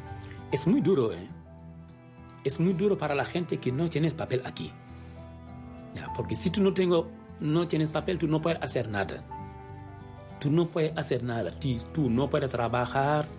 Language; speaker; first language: Spanish; non-native, learner; Wolof